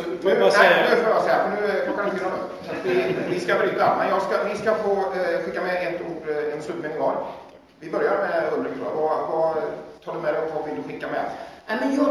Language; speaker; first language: Swedish; native; Swedish